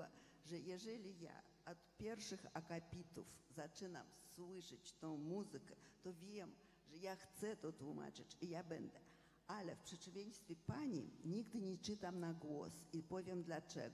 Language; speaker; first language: Polish; non-native, fluent; Russian